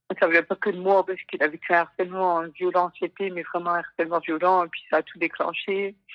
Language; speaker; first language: French; early bilingual, other home language; Wolof